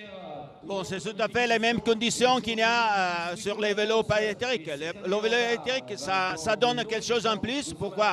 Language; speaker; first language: French; non-native, local second language; Italian